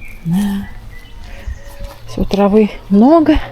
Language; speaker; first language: Russian; native; Russian